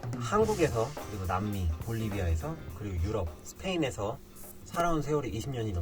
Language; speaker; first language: Korean; native; Korean